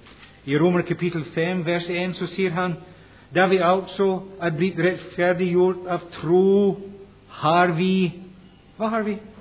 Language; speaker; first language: Norwegian; non-native, fluent; English